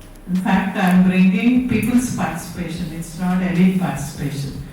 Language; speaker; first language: English; non-native, local second language; Telugu